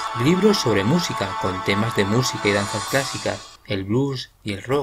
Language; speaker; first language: Spanish; native; Spanish